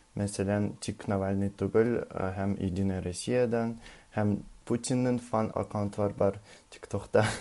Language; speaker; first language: Tatar; non-native, learner; Russian